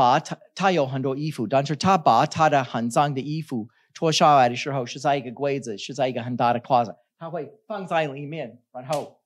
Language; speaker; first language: Chinese; non-native, fluent; English